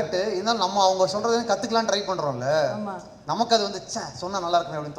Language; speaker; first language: Tamil; native; Tamil